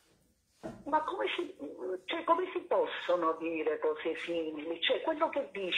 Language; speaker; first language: Italian; non-native, fluent; Maltese